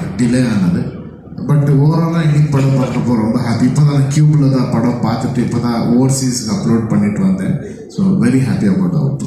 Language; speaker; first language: Tamil; non-native, local second language; Kannada